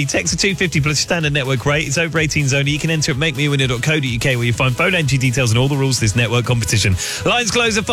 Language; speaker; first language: English; native; English